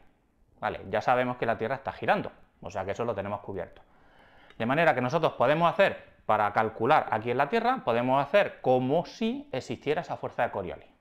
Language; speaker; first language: Spanish; native; Spanish